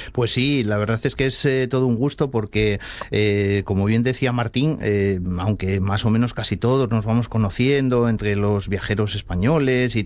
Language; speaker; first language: Spanish; native; Spanish